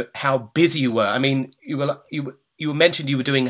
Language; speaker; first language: English; native; English